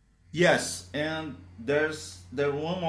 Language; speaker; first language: English; non-native, learner; Portuguese